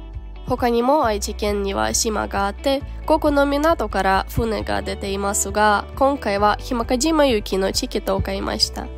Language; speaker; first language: Japanese; non-native, fluent; Ukrainian